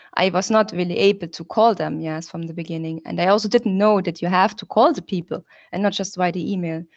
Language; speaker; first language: English; non-native, fluent; German